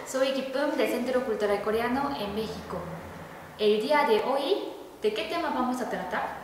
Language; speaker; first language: Spanish; non-native, fluent; Korean